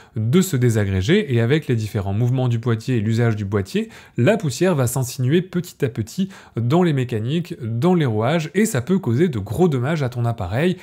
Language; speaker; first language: French; native; French